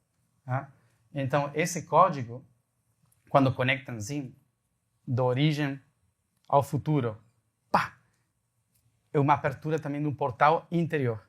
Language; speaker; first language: Portuguese; non-native, fluent; Spanish